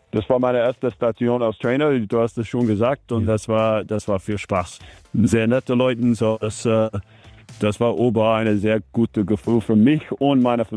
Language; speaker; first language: German; non-native, learner; English